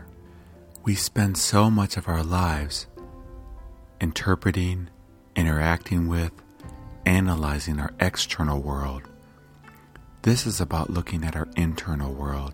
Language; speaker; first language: English; native; English